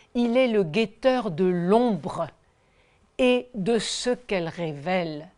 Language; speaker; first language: French; native; French